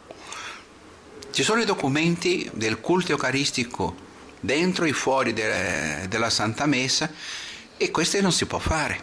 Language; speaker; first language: Italian; non-native, fluent; Portuguese